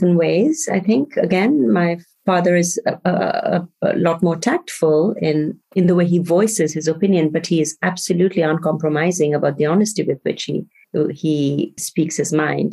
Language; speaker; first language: English; non-native, local second language; Bangla